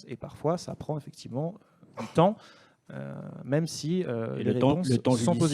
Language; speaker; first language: French; native; French